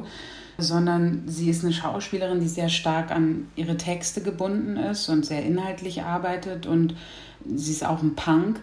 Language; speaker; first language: German; native; German